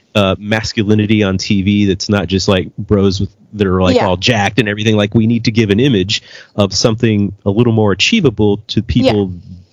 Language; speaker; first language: English; native; English